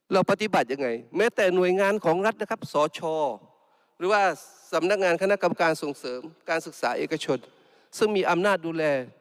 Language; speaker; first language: Thai; non-native, local second language; Malay